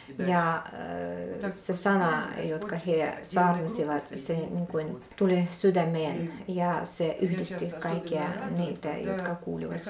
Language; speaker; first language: Finnish; non-native, fluent; Russian